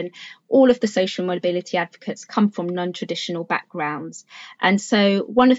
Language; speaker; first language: English; native; English